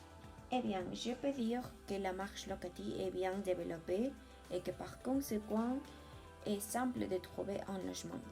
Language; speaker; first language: French; non-native, learner; Spanish